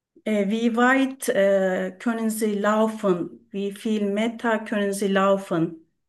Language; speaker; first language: German; non-native, learner; Turkish